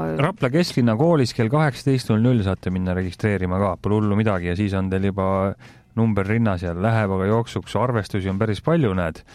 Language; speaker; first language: Estonian; native; Estonian